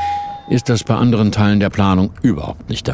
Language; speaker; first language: German; native; German